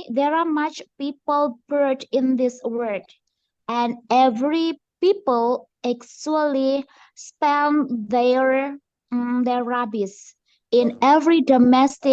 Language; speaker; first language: English; non-native, learner; Indonesian